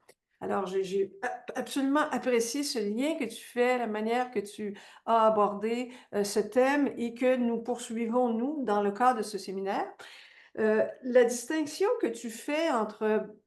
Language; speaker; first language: French; native; French